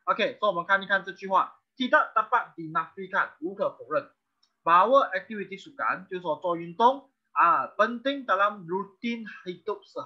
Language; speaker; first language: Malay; non-native, local second language; Chinese